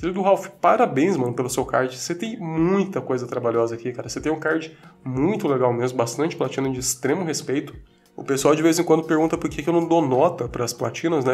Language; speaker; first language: Portuguese; native; Portuguese